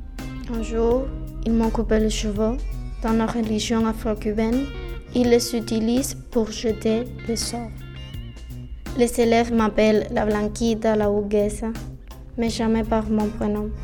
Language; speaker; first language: French; non-native, learner; Spanish